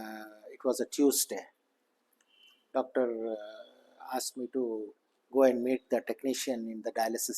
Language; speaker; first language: English; non-native, local second language; Kannada